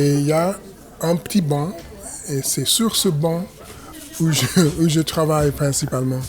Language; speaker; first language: French; non-native, fluent; English